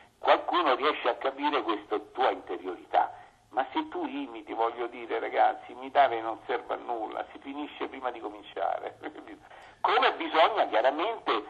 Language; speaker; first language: Italian; native; Italian